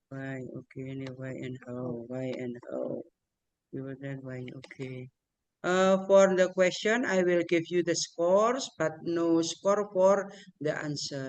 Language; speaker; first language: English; non-native, learner; Indonesian